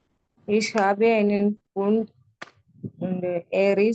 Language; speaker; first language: German; non-native, learner; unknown